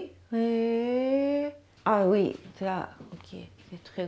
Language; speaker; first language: French; non-native, learner; Japanese